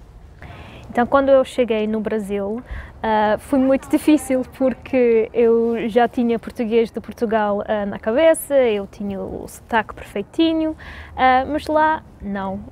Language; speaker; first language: Portuguese; non-native, fluent; English